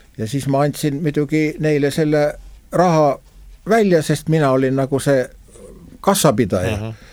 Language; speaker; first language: Estonian; native; Estonian